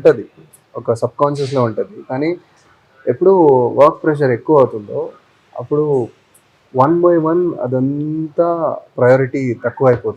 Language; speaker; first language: Telugu; non-native, fluent; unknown